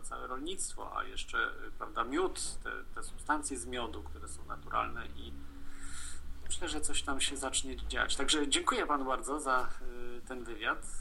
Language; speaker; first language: Polish; native; Polish